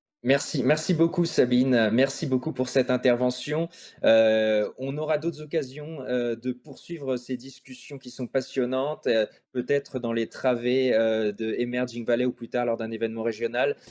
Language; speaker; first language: French; native; French